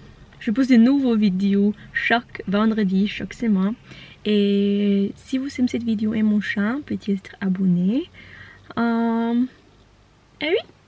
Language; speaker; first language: French; non-native, learner; Norwegian